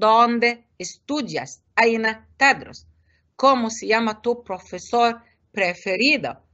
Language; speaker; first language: Spanish; non-native, fluent; Arabic